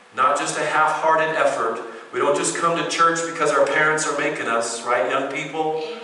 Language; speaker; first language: English; native; English